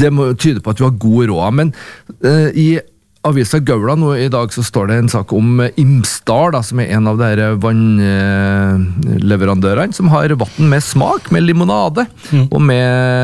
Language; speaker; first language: Norwegian; native; Norwegian